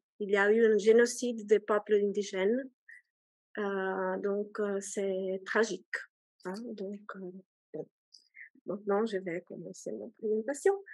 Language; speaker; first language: French; non-native, fluent; Portuguese